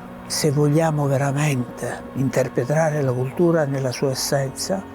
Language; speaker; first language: Italian; native; Italian